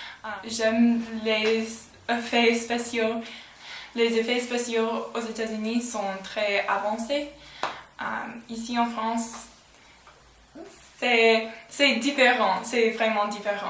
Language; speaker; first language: French; non-native, learner; English